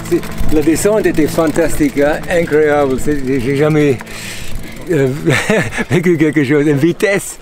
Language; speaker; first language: French; non-native, fluent; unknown